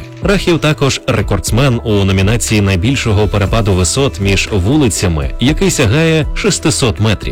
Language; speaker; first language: Ukrainian; native; Ukrainian